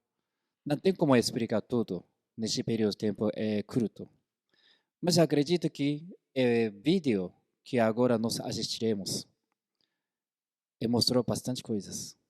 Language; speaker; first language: Portuguese; non-native, fluent; Korean